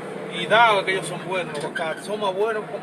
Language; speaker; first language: Spanish; native; Spanish